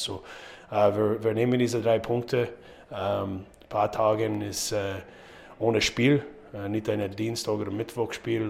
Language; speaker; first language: German; non-native, learner; English